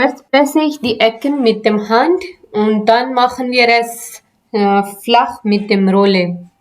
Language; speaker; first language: German; non-native, learner; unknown